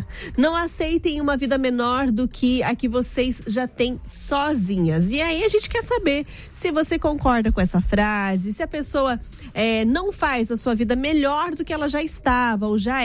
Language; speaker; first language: Portuguese; native; Portuguese